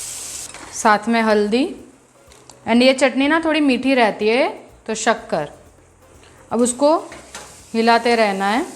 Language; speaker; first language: Hindi; non-native, local second language; Gujarati